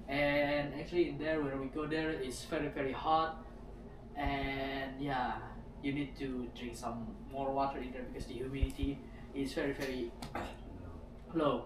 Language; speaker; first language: English; non-native, learner; Indonesian